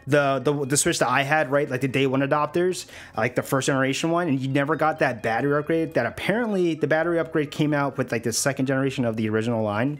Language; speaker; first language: English; native; English